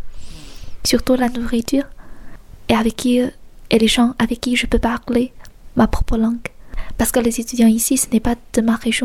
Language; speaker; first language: French; non-native, fluent; Chinese